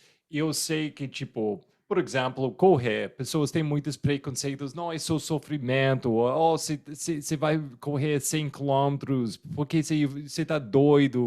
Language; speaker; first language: Portuguese; non-native, fluent; English